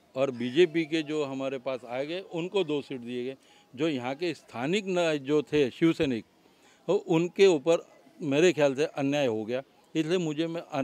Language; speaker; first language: Hindi; non-native, local second language; Marathi